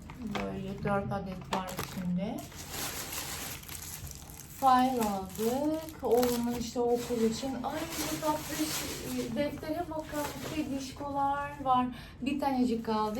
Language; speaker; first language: Turkish; non-native, fluent; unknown